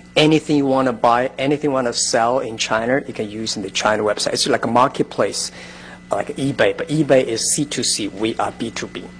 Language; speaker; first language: English; non-native, fluent; Chinese